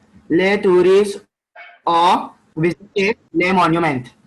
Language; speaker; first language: French; non-native, learner; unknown